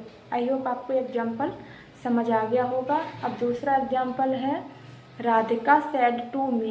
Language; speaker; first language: Hindi; native; Hindi